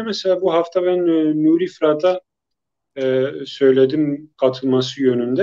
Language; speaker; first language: Turkish; non-native, local second language; Kurdish